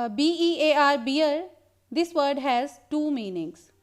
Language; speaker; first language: English; non-native, local second language; Punjabi